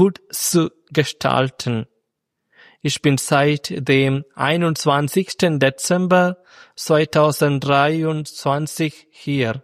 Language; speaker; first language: German; non-native, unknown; Malayalam